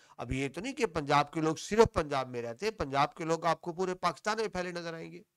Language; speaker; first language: Urdu; non-native, local second language; Punjabi